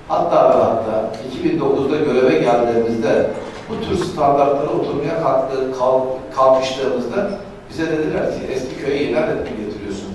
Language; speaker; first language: Turkish; native; Turkish